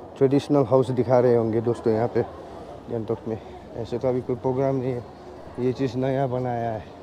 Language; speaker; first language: Hindi; non-native, local second language; Nepali